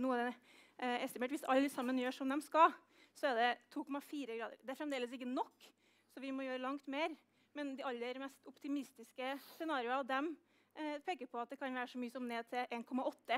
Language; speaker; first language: Norwegian; native; Norwegian